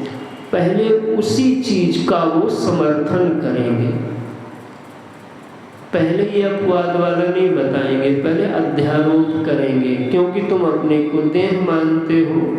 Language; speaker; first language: Hindi; native; Hindi